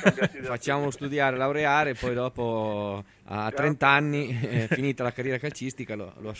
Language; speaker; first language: Italian; native; Italian